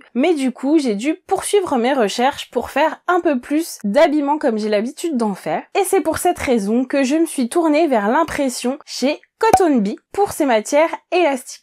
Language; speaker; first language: French; native; French